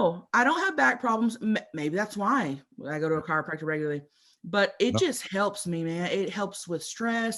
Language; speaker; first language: English; native; English